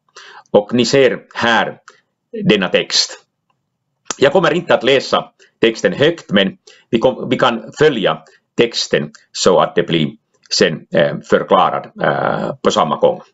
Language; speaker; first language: Swedish; non-native, local second language; Finnish